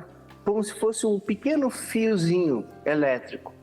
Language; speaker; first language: Portuguese; native; Portuguese